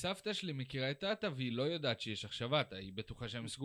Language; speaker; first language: Hebrew; native; Hebrew